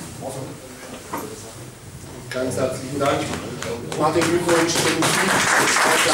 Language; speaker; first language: German; native; German